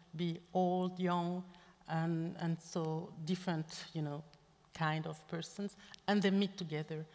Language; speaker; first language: English; non-native, local second language; French